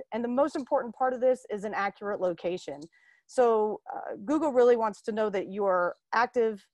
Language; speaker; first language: English; native; English